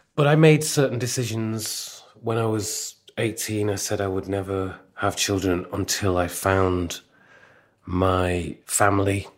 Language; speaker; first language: English; native; English